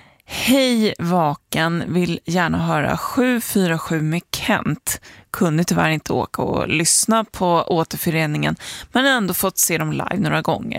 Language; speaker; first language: Swedish; native; Swedish